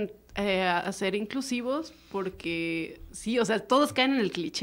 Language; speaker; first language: Spanish; native; Spanish